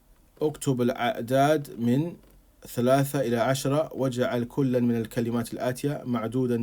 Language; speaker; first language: Arabic; non-native, fluent; English